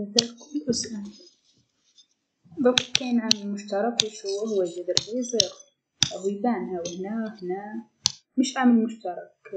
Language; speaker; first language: Arabic; native; Arabic